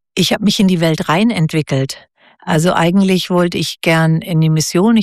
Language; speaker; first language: German; native; German